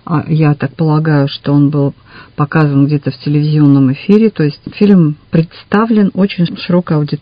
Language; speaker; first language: Russian; native; Russian